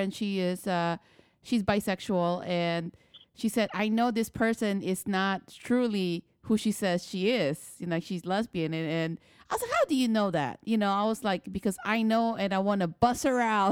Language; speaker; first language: English; non-native, local second language; Filipino